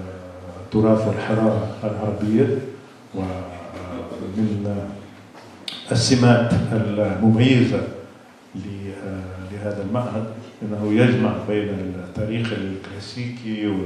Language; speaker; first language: Arabic; non-native, fluent; Russian